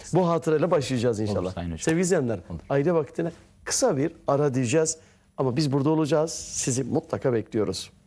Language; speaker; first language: Turkish; native; Turkish